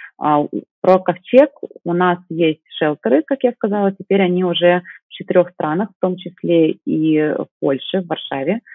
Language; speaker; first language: Russian; native; Russian